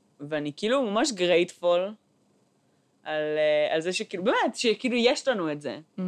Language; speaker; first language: Hebrew; native; Hebrew